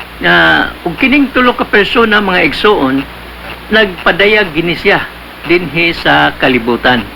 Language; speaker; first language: Cebuano; native; Cebuano